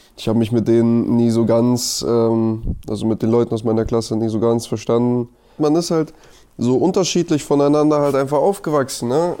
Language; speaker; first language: German; early bilingual, other home language; Russian